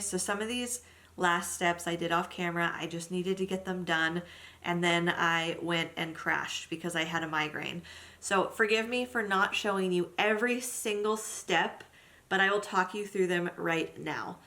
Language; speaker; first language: English; native; English